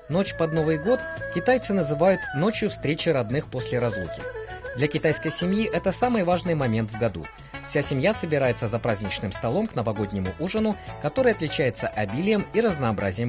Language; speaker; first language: Russian; native; Russian